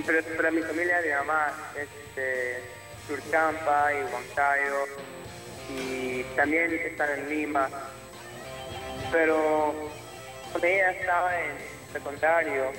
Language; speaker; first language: Spanish; early bilingual, heritage; English